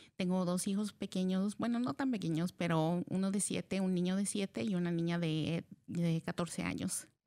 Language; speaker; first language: Spanish; early bilingual, heritage; Spanish